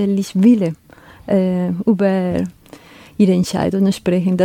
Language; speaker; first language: German; non-native, fluent; Spanish